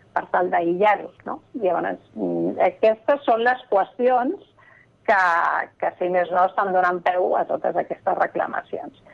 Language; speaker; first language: Catalan; non-native, local second language; Spanish